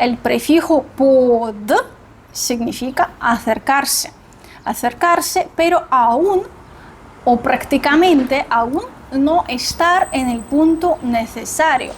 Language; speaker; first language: Spanish; non-native, fluent; Russian